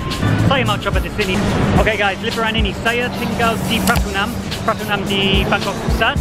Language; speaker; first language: Indonesian; non-native, fluent; English